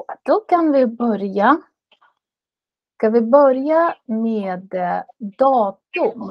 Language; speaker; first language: Swedish; non-native, fluent; Russian